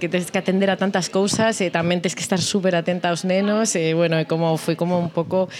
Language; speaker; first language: Galician; non-native, fluent; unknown